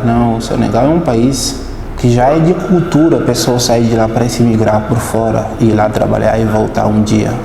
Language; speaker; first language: Portuguese; non-native, fluent; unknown